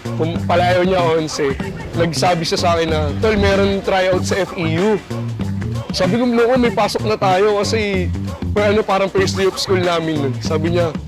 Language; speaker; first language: Filipino; native; Filipino